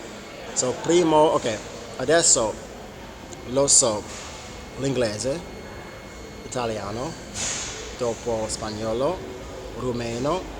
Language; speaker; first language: Italian; non-native, learner; English